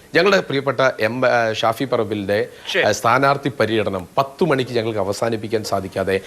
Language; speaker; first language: Malayalam; native; Malayalam